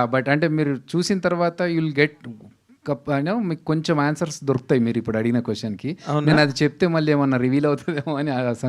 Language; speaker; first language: Telugu; native; Telugu